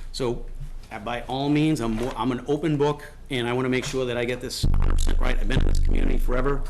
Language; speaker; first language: English; native; English